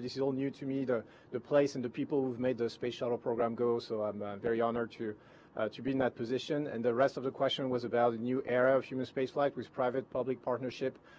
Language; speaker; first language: English; non-native, fluent; French